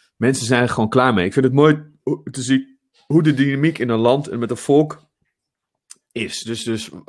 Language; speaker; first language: Dutch; native; Dutch